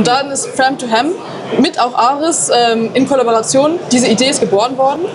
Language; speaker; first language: German; native; German